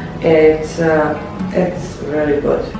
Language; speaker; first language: English; non-native, learner; Bosnian